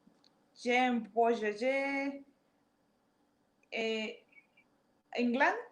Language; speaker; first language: French; non-native, learner; English